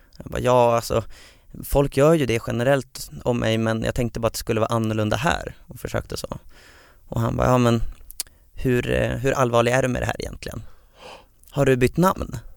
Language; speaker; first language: Swedish; native; Swedish